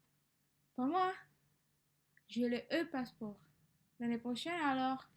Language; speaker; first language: French; non-native, learner; Indonesian